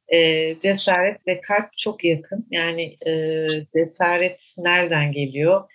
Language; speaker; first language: Turkish; native; Turkish